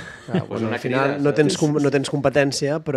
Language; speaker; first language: Catalan; native; Catalan